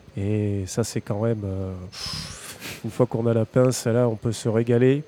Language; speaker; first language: French; native; French